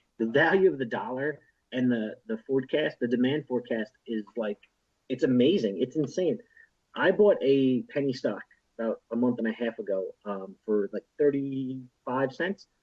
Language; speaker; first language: English; native; English